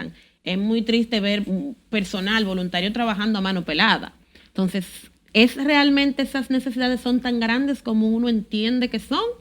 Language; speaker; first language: Spanish; native; Spanish